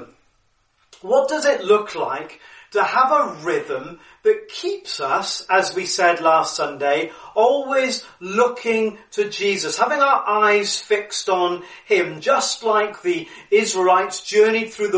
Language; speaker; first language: English; native; English